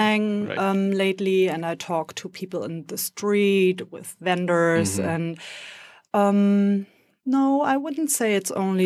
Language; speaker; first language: English; non-native, fluent; German